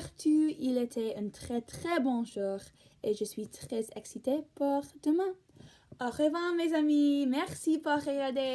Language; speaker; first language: French; non-native, learner; English